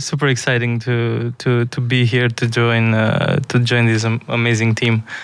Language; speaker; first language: English; non-native, fluent; Romanian